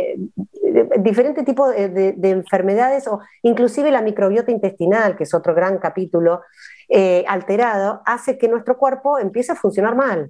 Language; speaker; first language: Spanish; native; Spanish